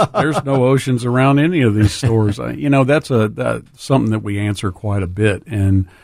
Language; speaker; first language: English; native; English